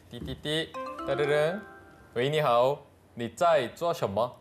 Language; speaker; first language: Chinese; non-native, learner; Korean